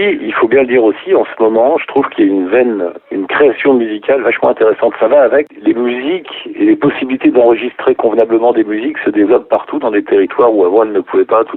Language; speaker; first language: French; native; French